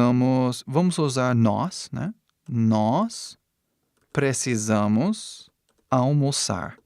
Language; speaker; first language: Portuguese; non-native, fluent; English